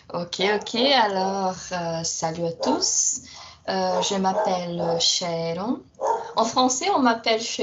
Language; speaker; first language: French; non-native, fluent; Portuguese